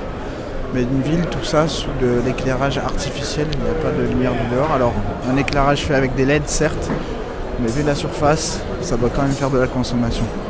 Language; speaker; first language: French; native; French